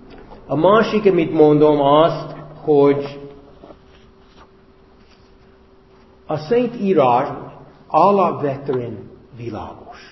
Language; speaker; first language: Hungarian; non-native, fluent; English